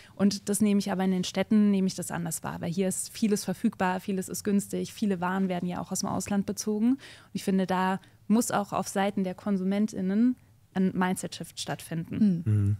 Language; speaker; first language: German; native; German